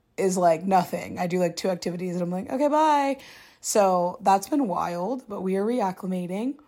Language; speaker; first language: English; native; English